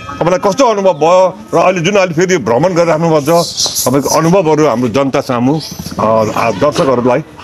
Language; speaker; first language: Nepali; native; Nepali